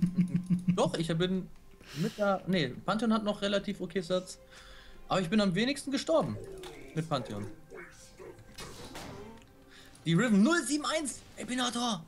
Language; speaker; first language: German; native; German